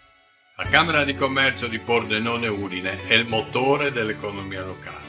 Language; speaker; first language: Italian; native; Italian